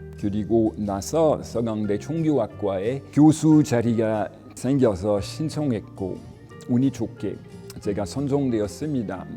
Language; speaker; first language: Korean; non-native, fluent; French